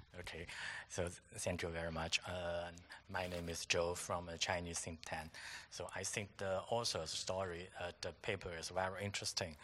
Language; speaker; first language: English; non-native, fluent; Chinese